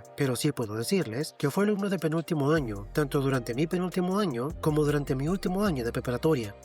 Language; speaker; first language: Spanish; native; Spanish